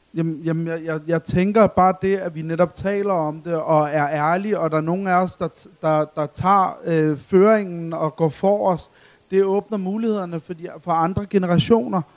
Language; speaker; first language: Danish; early bilingual, other home language; Arabic